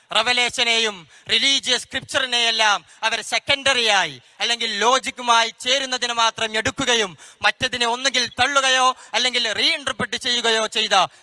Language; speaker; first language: Malayalam; native; Malayalam